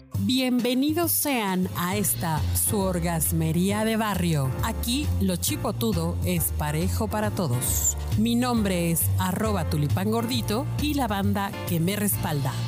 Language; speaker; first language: Spanish; native; Spanish